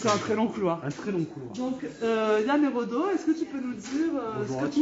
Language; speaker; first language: French; native; French